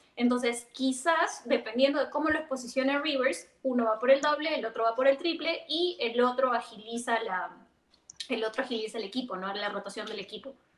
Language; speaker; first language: Spanish; native; Spanish